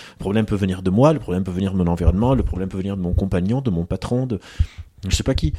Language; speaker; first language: French; non-native, local second language; Arabic